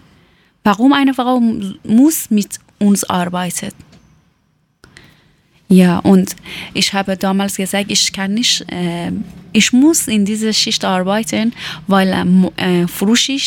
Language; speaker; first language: German; non-native, learner; Persian